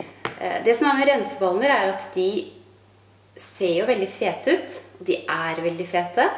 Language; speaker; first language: Norwegian; native; Norwegian